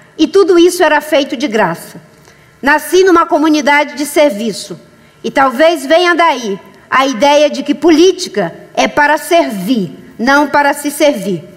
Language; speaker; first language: Portuguese; native; Portuguese